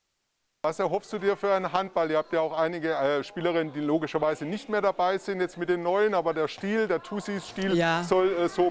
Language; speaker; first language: German; native; German